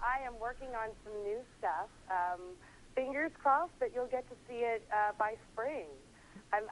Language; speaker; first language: English; native; English